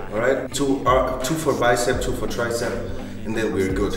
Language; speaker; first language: English; non-native, fluent; German